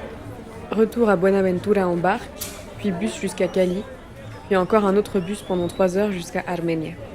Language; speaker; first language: French; native; French